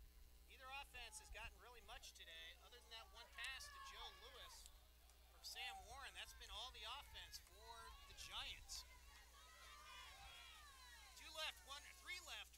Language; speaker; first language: English; native; English